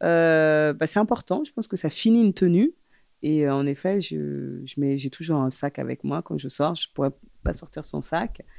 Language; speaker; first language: French; early bilingual, other home language; Fula